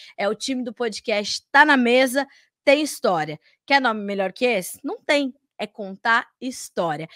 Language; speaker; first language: Portuguese; native; Portuguese